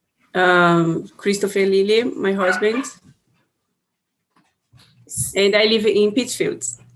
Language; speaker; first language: English; non-native, learner; Portuguese